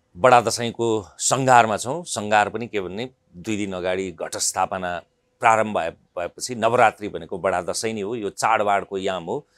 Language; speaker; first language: Nepali; native; Nepali